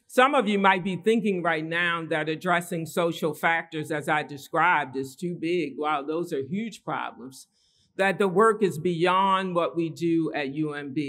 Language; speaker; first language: English; native; English